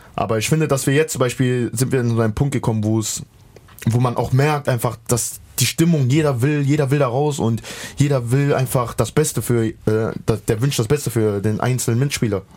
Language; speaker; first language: German; native; German